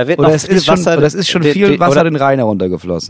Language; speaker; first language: German; native; German